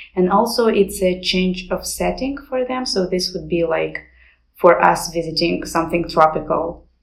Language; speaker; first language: English; non-native, fluent; Romanian